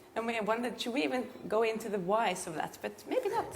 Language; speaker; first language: English; non-native, fluent; Norwegian